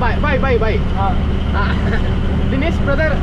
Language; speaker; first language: Hindi; non-native, learner; Tamil